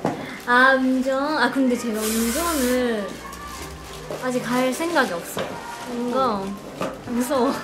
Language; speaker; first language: Korean; non-native, fluent; Japanese